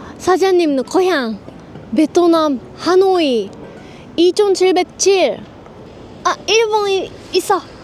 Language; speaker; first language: Korean; non-native, learner; Japanese